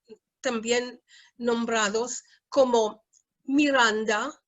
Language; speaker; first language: Spanish; early bilingual, heritage; Spanish